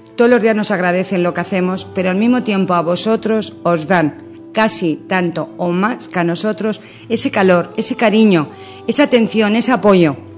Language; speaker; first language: Spanish; native; Spanish